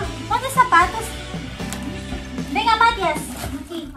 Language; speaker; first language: Spanish; non-native, learner; Cebuano